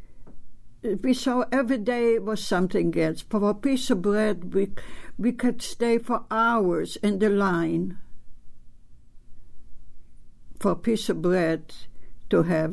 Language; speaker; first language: English; non-native, learner; Polish